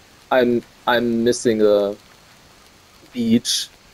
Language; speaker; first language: English; non-native, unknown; German